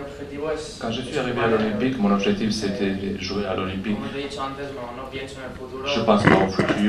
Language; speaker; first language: French; non-native, fluent; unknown